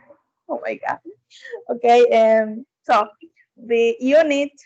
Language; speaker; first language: English; non-native, learner; Spanish